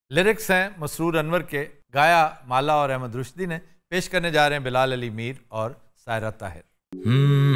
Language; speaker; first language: Urdu; non-native, local second language; Punjabi